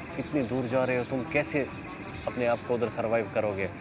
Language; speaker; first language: Urdu; non-native, local second language; Saraiki